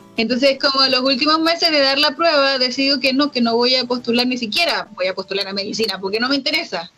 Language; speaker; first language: Spanish; native; Spanish